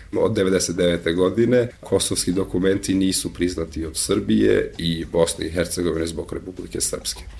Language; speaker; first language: Serbian; non-native, local second language; Albanian